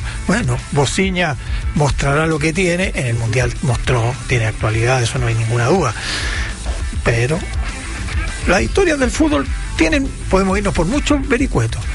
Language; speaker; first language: Spanish; native; Spanish